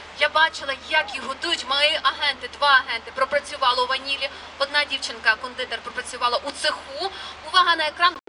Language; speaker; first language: Ukrainian; native; Ukrainian